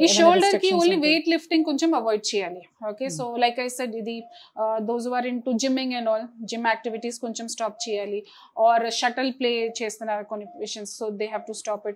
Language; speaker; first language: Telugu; non-native, fluent; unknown